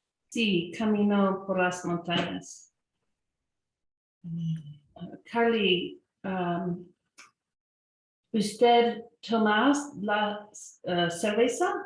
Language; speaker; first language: Spanish; non-native, learner; English